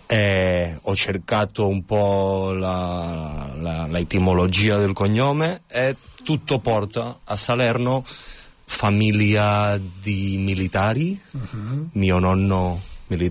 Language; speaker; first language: Italian; non-native, fluent; Catalan